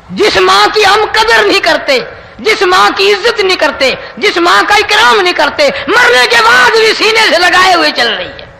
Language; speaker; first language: Urdu; non-native, local second language; Saraiki